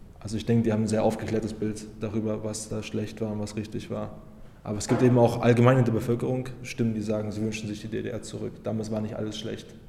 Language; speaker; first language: German; native; German